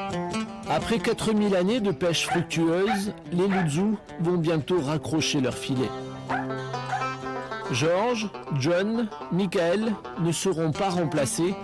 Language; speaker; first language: French; native; French